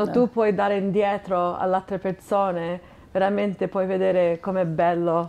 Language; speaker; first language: Italian; non-native, fluent; English